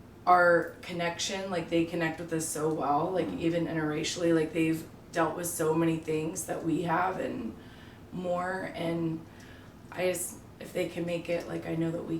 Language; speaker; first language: English; native; English